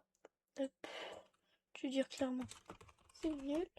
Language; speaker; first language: French; native; French